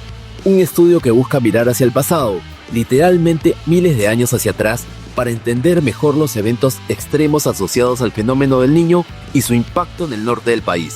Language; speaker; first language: Spanish; native; Spanish